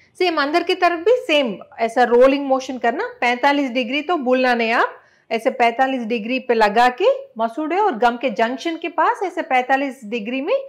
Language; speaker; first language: Hindi; non-native, local second language; Telugu